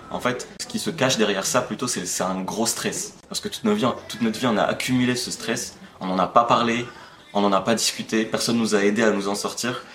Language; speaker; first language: French; non-native, local second language; Arabic